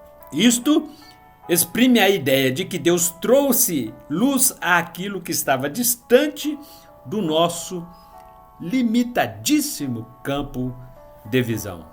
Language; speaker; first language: Portuguese; native; Portuguese